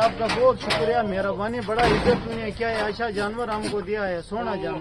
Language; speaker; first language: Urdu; non-native, local second language; Pashto